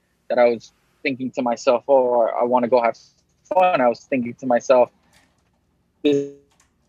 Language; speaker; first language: English; native; English